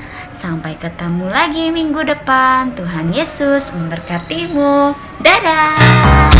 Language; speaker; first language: Indonesian; native; Indonesian